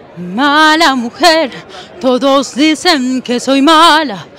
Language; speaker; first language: Spanish; native; Spanish